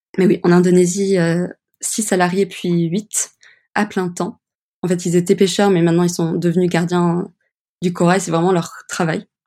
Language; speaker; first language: French; early bilingual, other home language; English